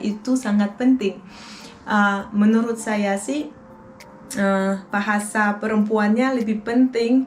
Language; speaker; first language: Indonesian; non-native, fluent; Russian